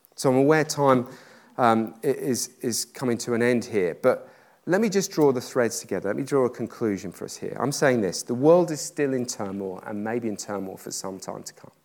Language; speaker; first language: English; native; English